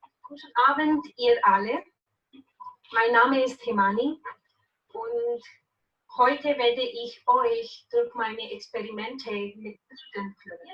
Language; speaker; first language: German; non-native, learner; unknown